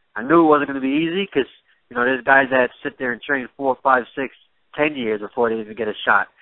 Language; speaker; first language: English; native; English